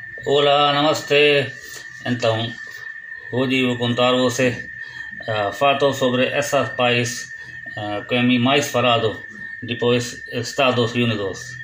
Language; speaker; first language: Portuguese; non-native, learner; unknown